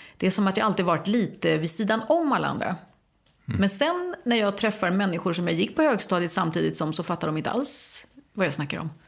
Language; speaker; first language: Swedish; native; Swedish